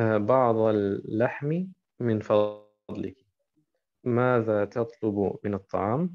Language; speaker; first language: Arabic; non-native, fluent; German